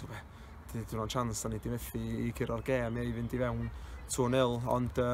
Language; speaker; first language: Welsh; native; Welsh